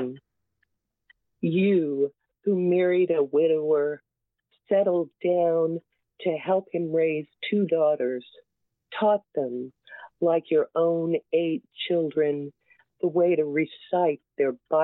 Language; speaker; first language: English; native; English